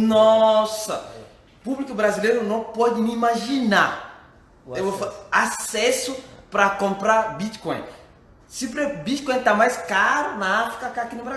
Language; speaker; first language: Portuguese; non-native, fluent; French